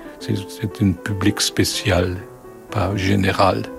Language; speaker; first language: French; non-native, learner; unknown